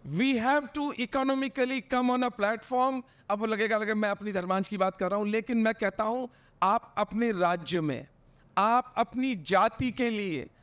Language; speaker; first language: Hindi; native; Hindi